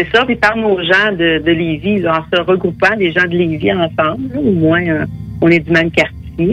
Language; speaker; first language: French; native; French